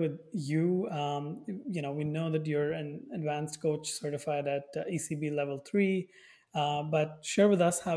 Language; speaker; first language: English; non-native, local second language; Hindi